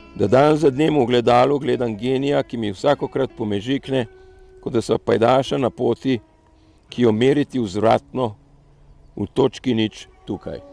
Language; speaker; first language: Slovenian; native; Slovenian